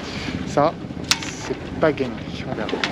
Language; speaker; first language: French; native; French